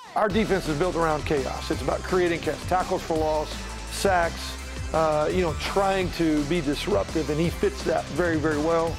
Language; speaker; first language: English; native; English